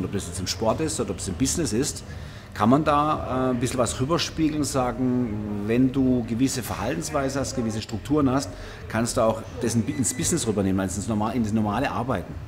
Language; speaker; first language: German; native; German